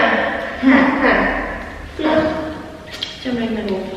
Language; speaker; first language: Albanian; early bilingual, heritage; Albanian